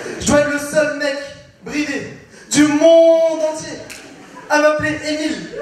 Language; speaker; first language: French; early bilingual, other home language; Vietnamese